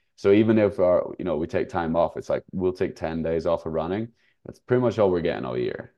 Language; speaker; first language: English; native; English